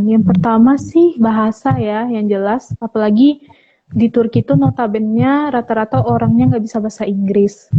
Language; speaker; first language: Indonesian; native; Indonesian